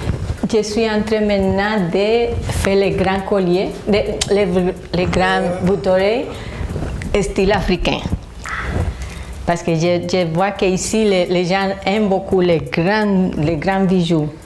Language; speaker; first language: French; non-native, fluent; Spanish